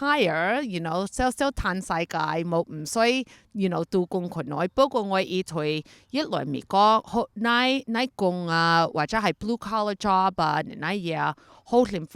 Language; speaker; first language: Cantonese; early bilingual, heritage; Cantonese